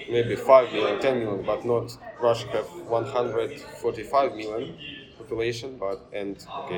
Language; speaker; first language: English; non-native, learner; Ukrainian